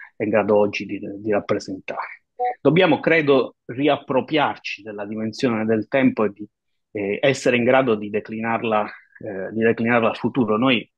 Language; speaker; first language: Italian; native; Italian